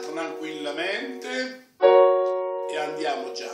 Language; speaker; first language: Italian; non-native, fluent; Spanish